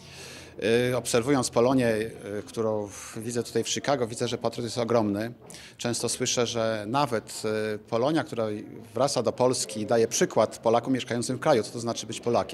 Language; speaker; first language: Polish; native; Polish